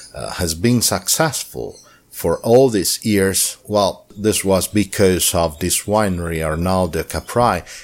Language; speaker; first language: English; non-native, fluent; Italian